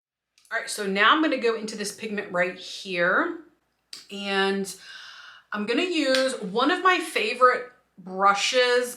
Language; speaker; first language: English; native; English